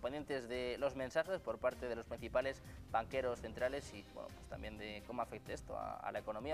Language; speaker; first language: Spanish; native; Spanish